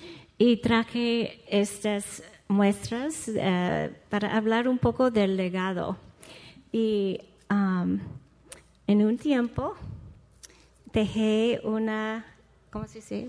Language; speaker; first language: Spanish; non-native, fluent; English